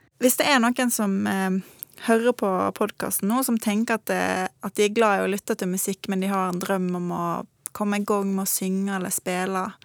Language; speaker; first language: Norwegian; native; Norwegian